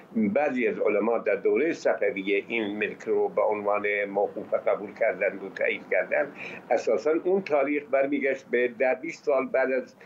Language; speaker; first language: Persian; native; Persian